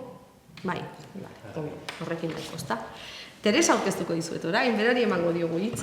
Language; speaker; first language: Basque; native; Basque